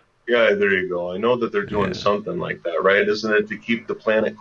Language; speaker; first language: English; native; English